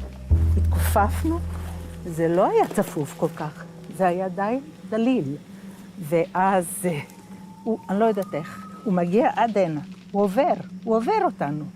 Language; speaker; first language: Hebrew; early bilingual, other home language; Croatian